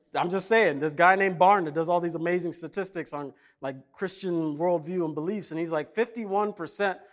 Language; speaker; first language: English; early bilingual, other home language; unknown